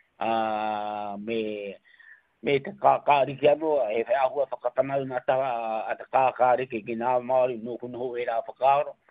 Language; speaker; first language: Māori; native; Māori